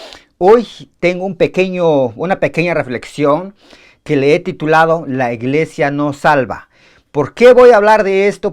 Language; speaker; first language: Spanish; native; Spanish